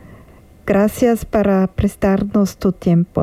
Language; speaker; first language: Spanish; non-native, learner; German